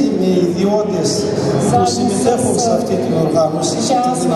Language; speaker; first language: Greek; non-native, fluent; Bulgarian